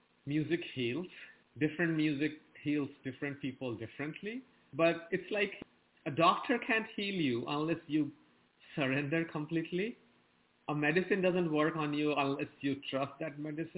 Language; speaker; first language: English; non-native, local second language; Bangla